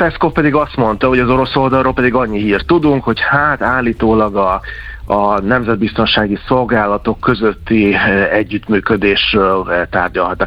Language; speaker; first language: Hungarian; native; Hungarian